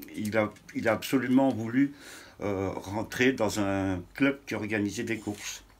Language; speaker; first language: French; native; French